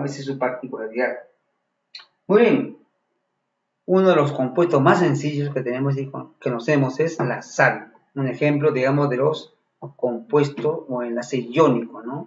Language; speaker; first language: Spanish; native; Spanish